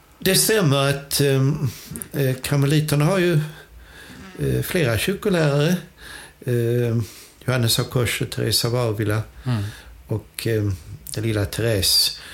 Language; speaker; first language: Swedish; native; Swedish